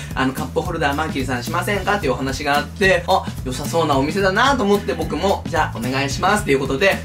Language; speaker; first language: Japanese; native; Japanese